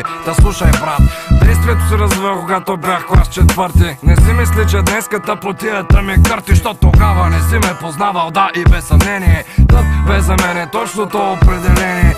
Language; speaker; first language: Bulgarian; native; Bulgarian